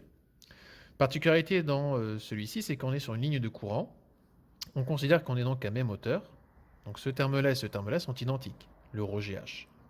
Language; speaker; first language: French; native; French